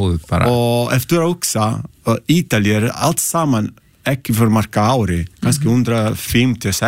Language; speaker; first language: Icelandic; non-native, learner; Italian